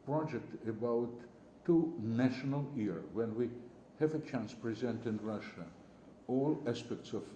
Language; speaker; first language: English; non-native, learner; Russian